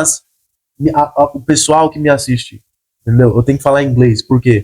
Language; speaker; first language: Portuguese; non-native, fluent; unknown